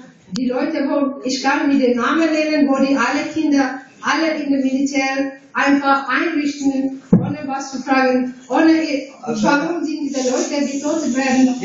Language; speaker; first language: German; non-native, fluent; Tigrinya